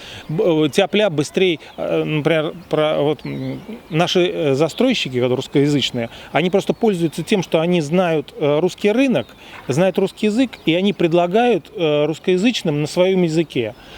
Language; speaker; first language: Russian; native; Russian